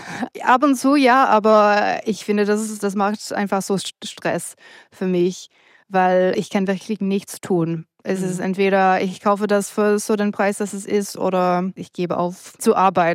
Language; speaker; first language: German; non-native, fluent; English